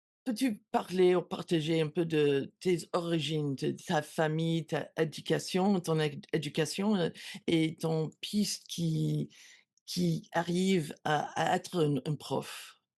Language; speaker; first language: French; non-native, learner; English